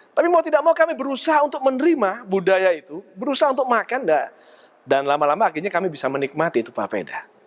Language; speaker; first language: Indonesian; native; Indonesian